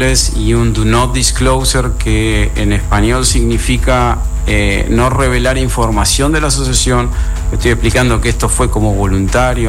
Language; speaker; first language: Spanish; native; Spanish